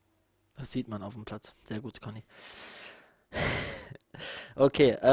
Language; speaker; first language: German; native; German